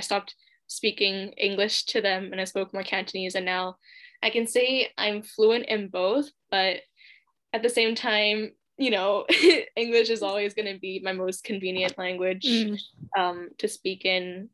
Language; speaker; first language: English; non-native, local second language; Cantonese